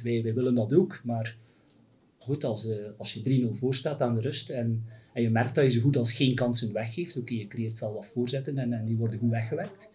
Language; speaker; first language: Dutch; native; Dutch